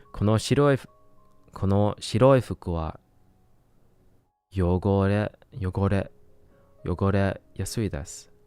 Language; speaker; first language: Japanese; non-native, learner; English